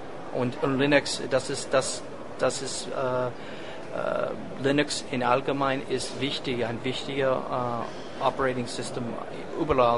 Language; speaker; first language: German; non-native, learner; English